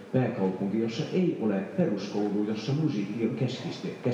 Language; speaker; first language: Finnish; non-native, fluent; Hungarian